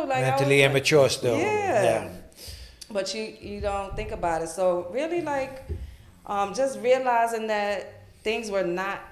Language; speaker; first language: English; native; English